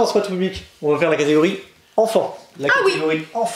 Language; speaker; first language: French; native; French